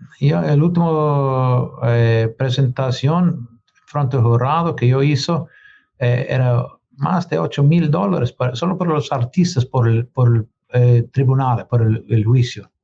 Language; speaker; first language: Spanish; non-native, learner; English